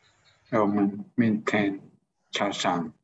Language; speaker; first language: Chinese; non-native, learner; Indonesian